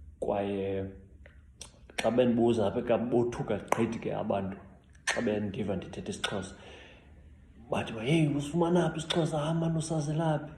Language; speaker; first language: Xhosa; native; Xhosa